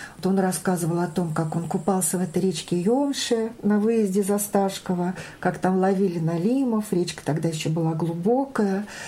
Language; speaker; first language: Russian; native; Russian